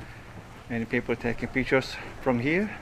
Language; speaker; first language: English; non-native, fluent; Korean